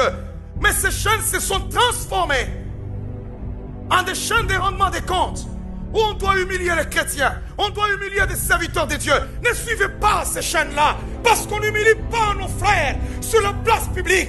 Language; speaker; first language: French; non-native, local second language; Haitian Creole